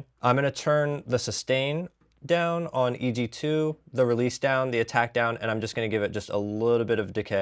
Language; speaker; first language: English; native; English